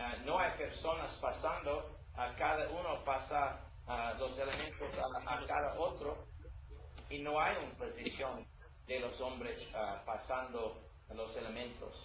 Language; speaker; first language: Spanish; non-native, learner; English